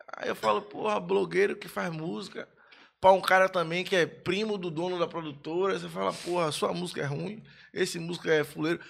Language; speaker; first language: Portuguese; native; Portuguese